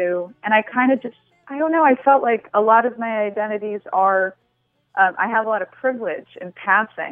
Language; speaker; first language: English; native; English